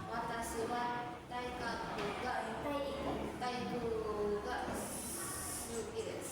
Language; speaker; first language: Japanese; non-native, learner; Indonesian